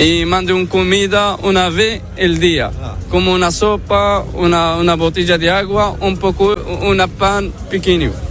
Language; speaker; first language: Spanish; non-native, learner; Arabic